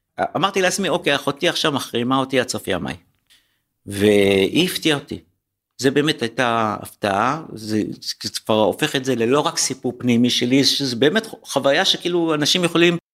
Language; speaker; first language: Hebrew; native; Hebrew